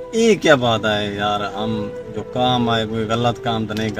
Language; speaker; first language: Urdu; non-native, local second language; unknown